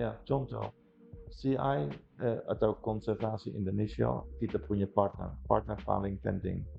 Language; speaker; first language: Indonesian; non-native, fluent; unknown